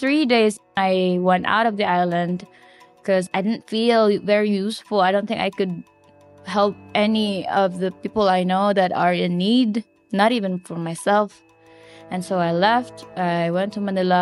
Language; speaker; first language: English; non-native, local second language; Cebuano